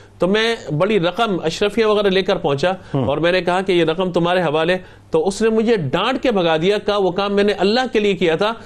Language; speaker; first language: Urdu; native; Urdu